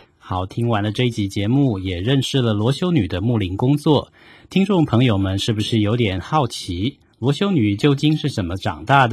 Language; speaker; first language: Chinese; native; Chinese